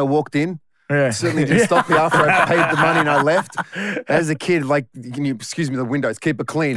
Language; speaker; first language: English; native; English